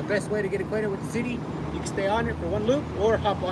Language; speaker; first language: English; native; English